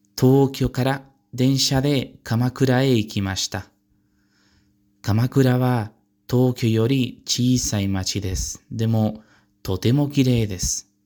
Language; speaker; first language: Japanese; non-native, learner; Spanish